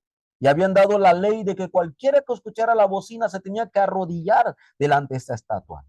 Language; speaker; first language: Spanish; native; Spanish